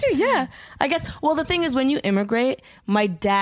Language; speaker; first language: English; native; English